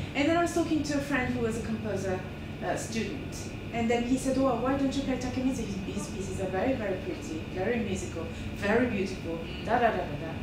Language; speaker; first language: English; non-native, fluent; Japanese